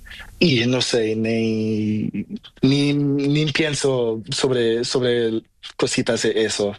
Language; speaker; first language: Spanish; non-native, learner; Portuguese